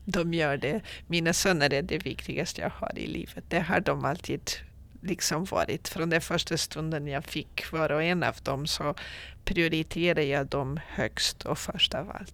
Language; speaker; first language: Swedish; non-native, fluent; Portuguese